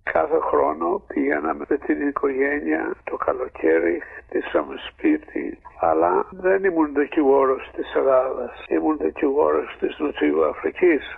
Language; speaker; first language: Greek; early bilingual, other home language; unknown